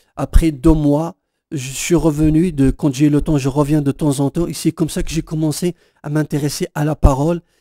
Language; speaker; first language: French; non-native, local second language; Kabyle